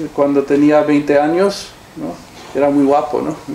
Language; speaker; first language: Spanish; early bilingual, heritage; Spanish